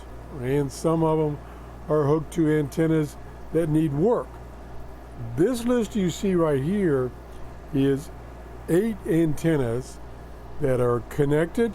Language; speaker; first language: English; native; English